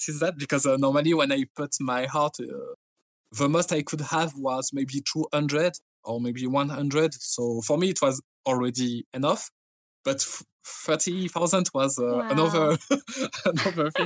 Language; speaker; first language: English; non-native, fluent; French